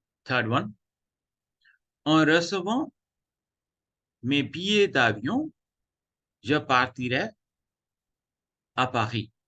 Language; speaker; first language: French; non-native, fluent; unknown